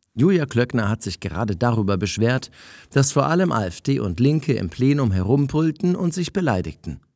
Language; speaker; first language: German; native; German